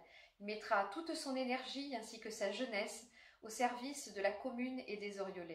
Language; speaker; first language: French; native; French